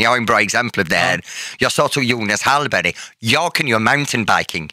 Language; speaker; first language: Swedish; non-native, fluent; English